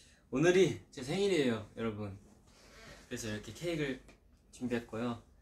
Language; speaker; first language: Korean; early bilingual, heritage; Korean